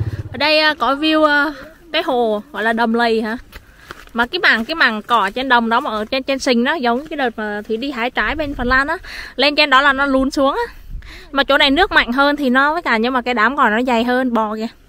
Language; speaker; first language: Vietnamese; native; Vietnamese